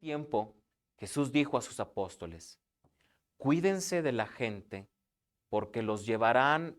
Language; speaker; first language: Spanish; native; Spanish